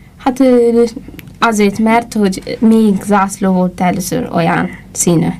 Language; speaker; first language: Hungarian; non-native, learner; Amharic